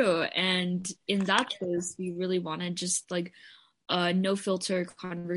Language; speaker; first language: English; non-native, local second language; Filipino